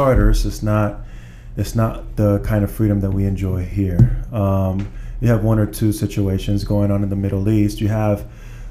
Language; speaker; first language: English; native; English